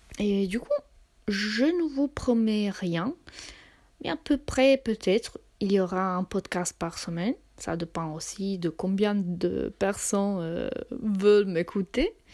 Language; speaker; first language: French; non-native, fluent; Italian